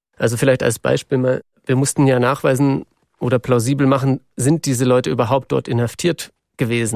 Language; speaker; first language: German; native; German